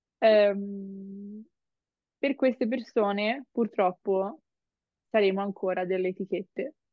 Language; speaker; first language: Italian; native; Italian